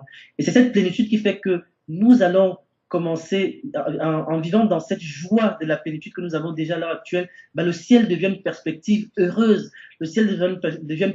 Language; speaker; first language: French; native; French